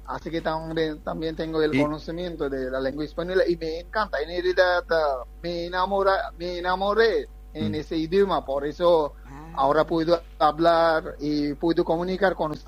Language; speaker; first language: Spanish; non-native, fluent; Bangla